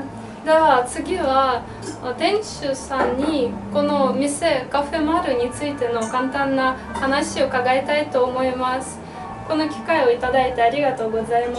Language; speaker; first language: Japanese; non-native, fluent; Russian